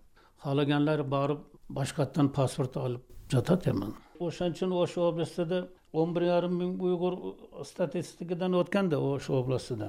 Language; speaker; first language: Kyrgyz; non-native, local second language; Uyghur